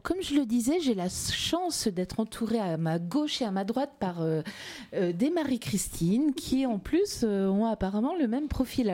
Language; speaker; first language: French; native; French